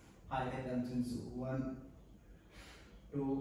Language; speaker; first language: Vietnamese; non-native, learner; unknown